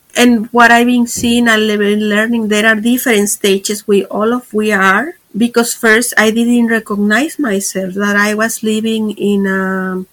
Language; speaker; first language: English; non-native, fluent; Spanish